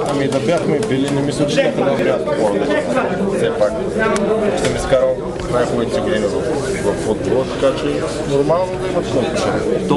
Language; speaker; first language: Bulgarian; native; Bulgarian